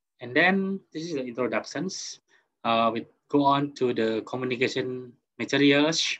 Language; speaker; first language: English; non-native, fluent; Indonesian